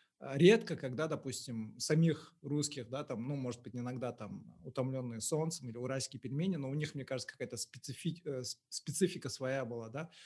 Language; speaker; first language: Russian; non-native, local second language; Kazakh